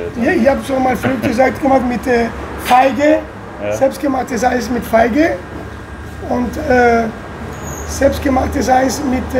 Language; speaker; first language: German; non-native, fluent; Italian